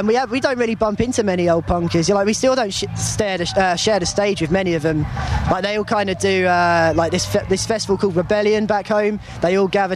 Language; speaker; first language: English; native; English